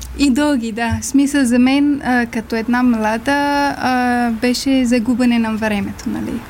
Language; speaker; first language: Bulgarian; non-native, fluent; Persian